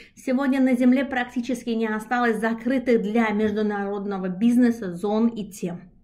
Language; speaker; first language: Russian; non-native, local second language; Uzbek